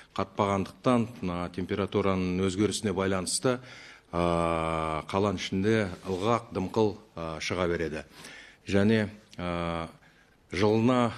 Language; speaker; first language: Kazakh; native; Kazakh